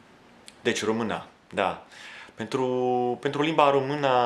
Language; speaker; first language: Romanian; non-native, fluent; Italian